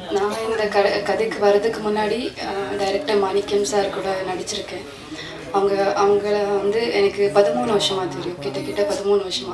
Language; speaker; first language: Tamil; non-native, fluent; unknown